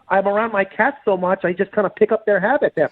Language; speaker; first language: English; native; English